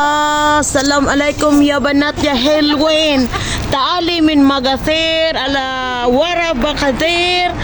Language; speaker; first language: Arabic; non-native, learner; Filipino